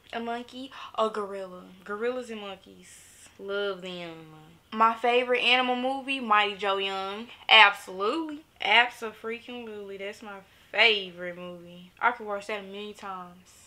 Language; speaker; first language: English; native; English